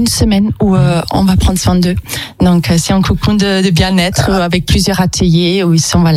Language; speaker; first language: French; non-native, fluent; German